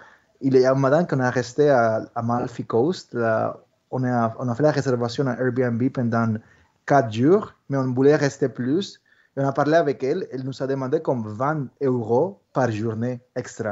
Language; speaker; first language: French; early bilingual, other home language; Spanish